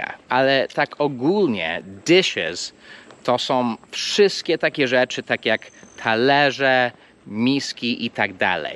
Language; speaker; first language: Polish; non-native, fluent; English